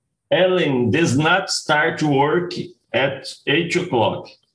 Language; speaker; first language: English; non-native, learner; Portuguese